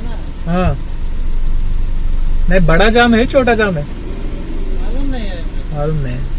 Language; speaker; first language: Hindi; non-native, local second language; Telugu